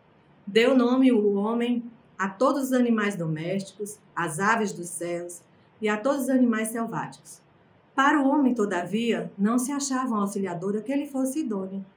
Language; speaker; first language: Portuguese; native; Portuguese